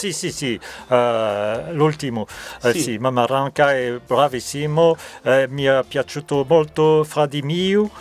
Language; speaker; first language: Italian; non-native, learner; French